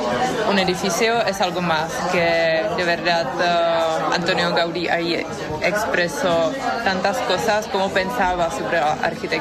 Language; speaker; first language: Spanish; non-native, fluent; Czech